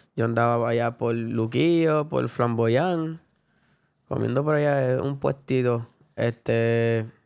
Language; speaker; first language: Spanish; early bilingual, other home language; English